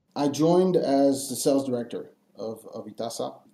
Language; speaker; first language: English; non-native, fluent; French